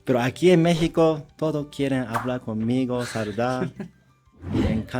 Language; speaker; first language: Spanish; non-native, learner; Japanese